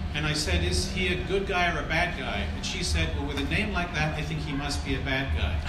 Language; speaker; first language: English; native; English